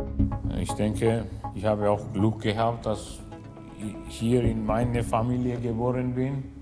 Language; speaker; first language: German; non-native, fluent; Georgian